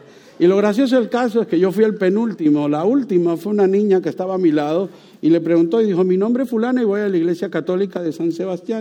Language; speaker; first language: Spanish; native; Spanish